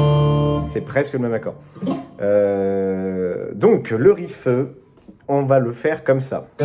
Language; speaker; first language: French; native; French